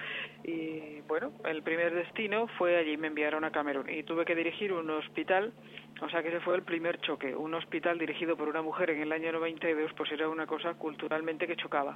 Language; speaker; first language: Spanish; native; Spanish